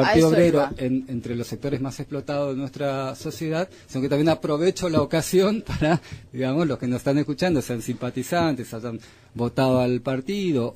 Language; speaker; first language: Spanish; native; Spanish